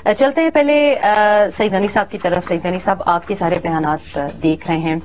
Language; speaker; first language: Urdu; non-native, local second language; Pashto